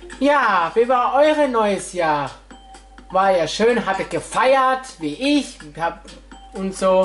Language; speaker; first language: German; non-native, fluent; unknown